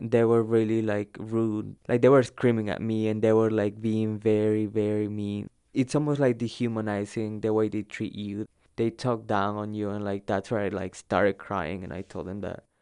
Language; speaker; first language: English; early bilingual, other home language; Spanish